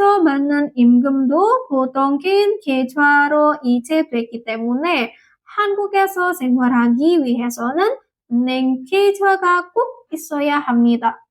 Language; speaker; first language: Korean; non-native, fluent; Indonesian